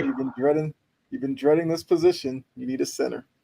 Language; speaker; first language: English; native; English